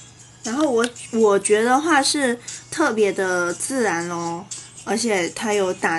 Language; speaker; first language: Chinese; native; Chinese